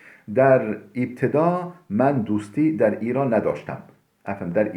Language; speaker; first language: Persian; non-native, fluent; Turkish